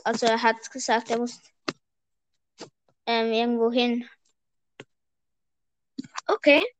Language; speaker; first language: German; early bilingual, other home language; Vietnamese